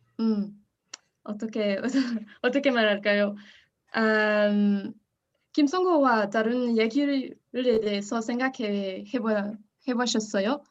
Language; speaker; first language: Korean; non-native, learner; French